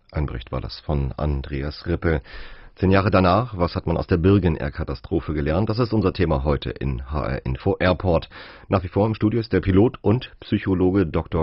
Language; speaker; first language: German; native; German